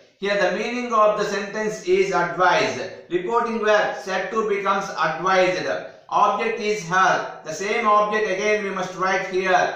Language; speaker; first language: English; non-native, local second language; Telugu